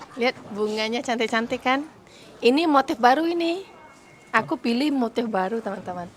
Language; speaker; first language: Indonesian; native; Indonesian